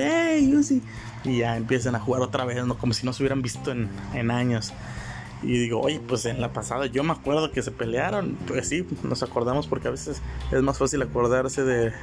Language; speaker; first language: Spanish; native; Spanish